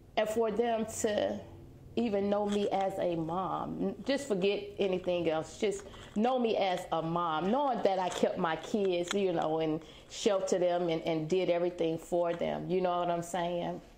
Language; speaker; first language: English; native; English